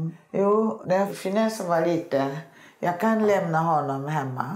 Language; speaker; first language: Swedish; non-native, learner; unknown